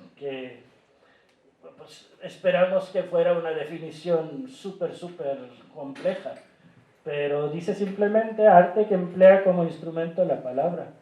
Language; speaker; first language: Spanish; non-native, fluent; Urdu